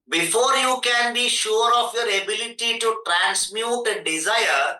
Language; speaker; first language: English; non-native, local second language; Malayalam